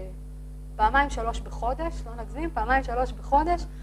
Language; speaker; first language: Hebrew; native; Hebrew